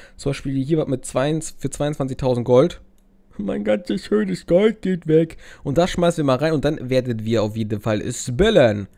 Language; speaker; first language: German; native; German